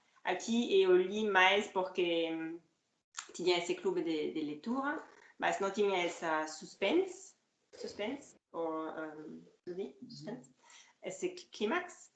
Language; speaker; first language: Portuguese; non-native, fluent; French